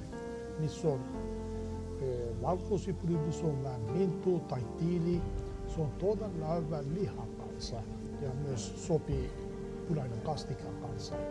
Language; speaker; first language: Finnish; non-native, learner; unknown